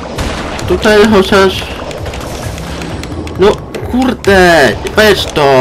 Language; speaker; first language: Polish; non-native, learner; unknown